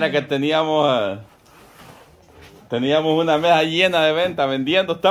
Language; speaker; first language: Spanish; native; Spanish